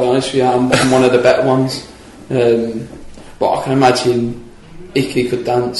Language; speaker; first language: English; native; English